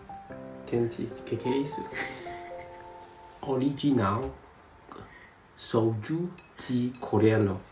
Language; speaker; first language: Portuguese; non-native, learner; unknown